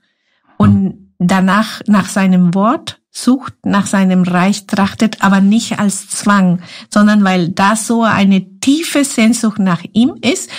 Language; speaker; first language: German; non-native, fluent; Spanish